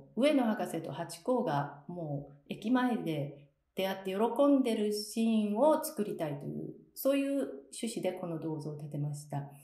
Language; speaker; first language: Japanese; native; Japanese